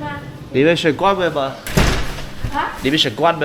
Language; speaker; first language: Chinese; non-native, learner; English